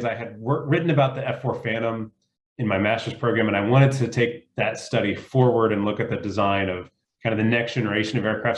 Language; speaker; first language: English; native; English